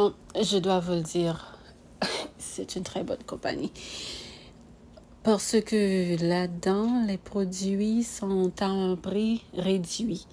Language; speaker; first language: French; non-native, local second language; Haitian Creole